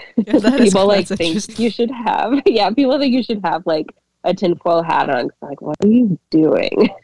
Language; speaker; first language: English; native; English